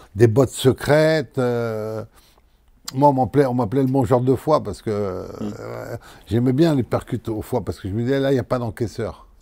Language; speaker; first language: French; native; French